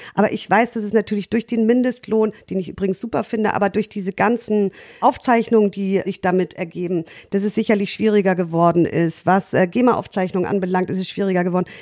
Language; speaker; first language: German; native; German